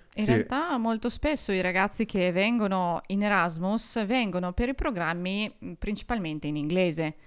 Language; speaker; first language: Italian; non-native, fluent; Russian